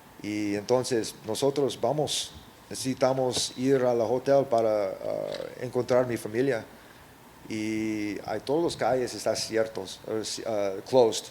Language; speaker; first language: Spanish; early bilingual, heritage; English